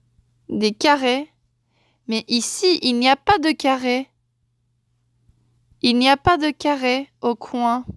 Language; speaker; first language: French; non-native, fluent; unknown